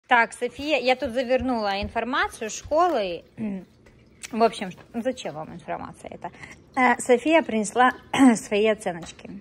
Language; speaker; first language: Russian; native; Russian